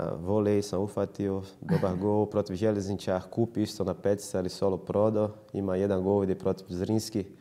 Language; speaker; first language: Croatian; non-native, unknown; Portuguese